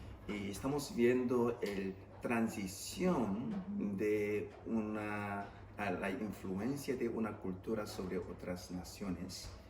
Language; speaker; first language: Spanish; non-native, fluent; English